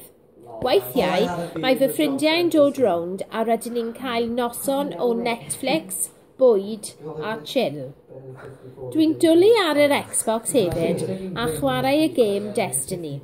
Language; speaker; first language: Welsh; non-native, local second language; English